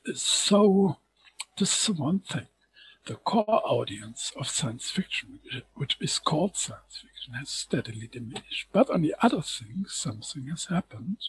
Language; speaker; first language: English; non-native, fluent; German